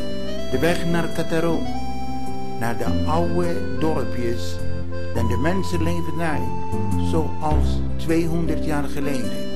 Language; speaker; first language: Dutch; non-native, fluent; Greek